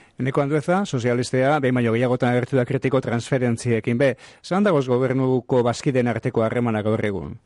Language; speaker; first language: Basque; native; Basque